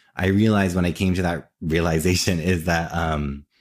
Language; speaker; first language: English; native; English